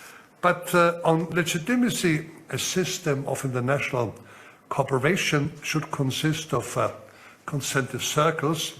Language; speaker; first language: English; non-native, fluent; German